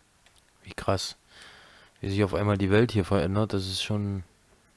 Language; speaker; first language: German; native; German